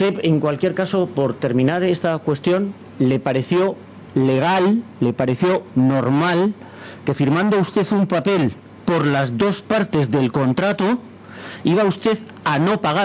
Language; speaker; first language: Spanish; native; Spanish